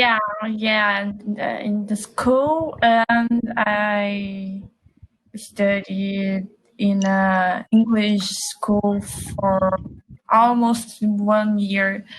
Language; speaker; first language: English; non-native, learner; Portuguese